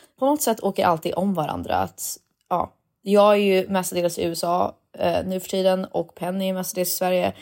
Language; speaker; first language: Swedish; early bilingual, heritage; Swedish